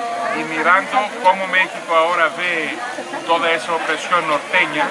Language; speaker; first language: Spanish; non-native, fluent; Greek